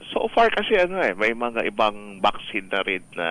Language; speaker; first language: Filipino; native; Filipino